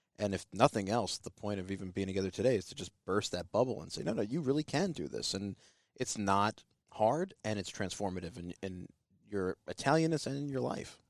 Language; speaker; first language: English; native; English